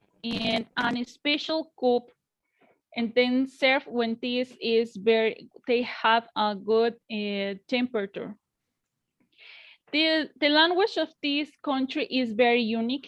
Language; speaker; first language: English; non-native, learner; Spanish